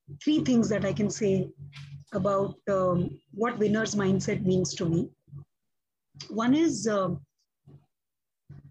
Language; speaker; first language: English; non-native, local second language; Gujarati